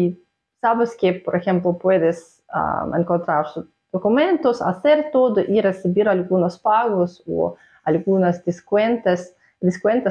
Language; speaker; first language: Spanish; non-native, fluent; Russian